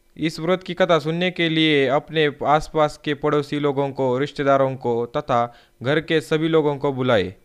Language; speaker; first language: Hindi; non-native, local second language; Marathi